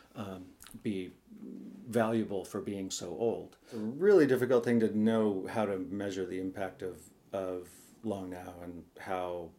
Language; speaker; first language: English; native; English